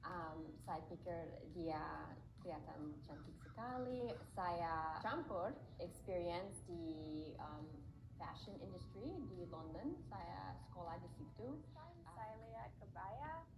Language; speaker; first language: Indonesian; early bilingual, heritage; English